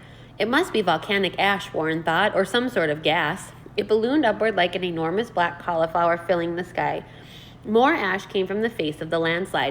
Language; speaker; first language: English; native; English